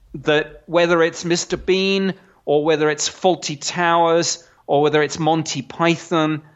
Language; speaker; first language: English; native; English